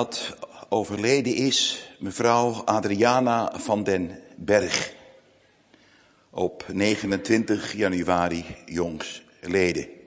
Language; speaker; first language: Dutch; native; Dutch